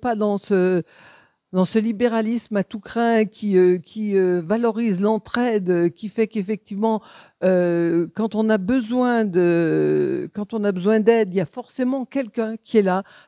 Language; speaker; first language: French; native; French